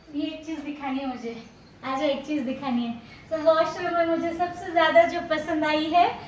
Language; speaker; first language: Hindi; non-native, local second language; Marathi